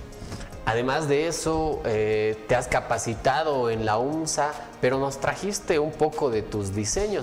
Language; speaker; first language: Spanish; native; Spanish